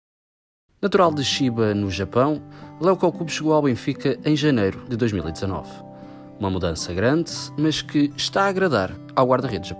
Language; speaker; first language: Portuguese; native; Portuguese